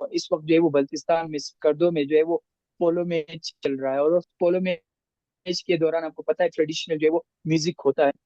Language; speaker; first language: Urdu; non-native, local second language; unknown